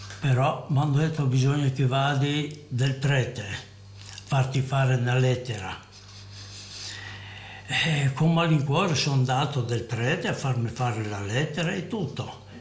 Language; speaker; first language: Italian; non-native, local second language; Friulian